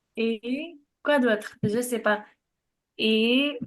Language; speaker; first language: French; non-native, learner; Nepali